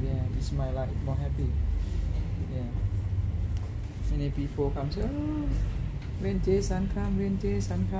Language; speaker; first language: English; non-native, learner; Thai